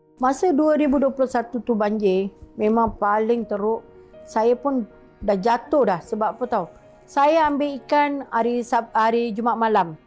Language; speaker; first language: Malay; early bilingual, other home language; Tamil